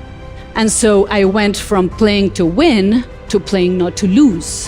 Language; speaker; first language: English; non-native, fluent; Spanish